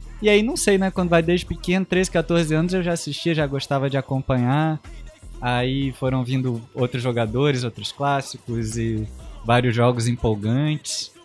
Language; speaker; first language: Portuguese; native; Portuguese